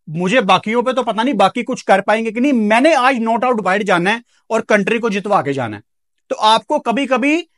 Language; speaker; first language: Urdu; non-native, local second language; Punjabi